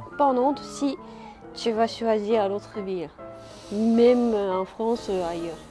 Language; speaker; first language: French; non-native, learner; Japanese